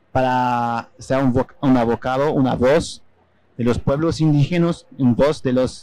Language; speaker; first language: Spanish; non-native, fluent; French